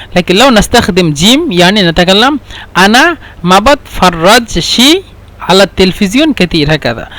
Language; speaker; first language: Egyptian Arabic; non-native, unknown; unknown